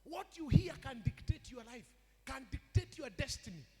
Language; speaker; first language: English; non-native, local second language; Swahili